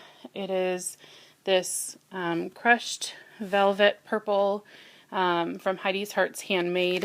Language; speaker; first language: English; native; English